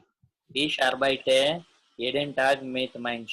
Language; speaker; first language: German; non-native, learner; Gujarati